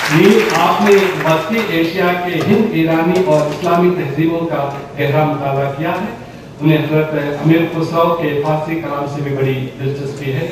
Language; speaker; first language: Urdu; native; Urdu